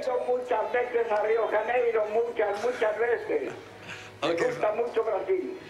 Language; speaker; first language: Portuguese; non-native, learner; Spanish